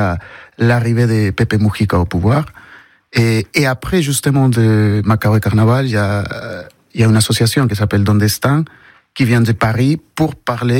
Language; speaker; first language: French; non-native, fluent; Spanish